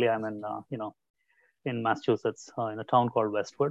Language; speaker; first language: English; non-native, local second language; Kannada